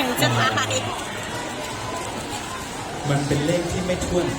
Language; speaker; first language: Thai; native; Thai